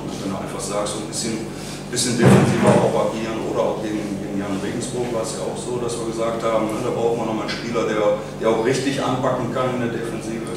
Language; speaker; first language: German; native; German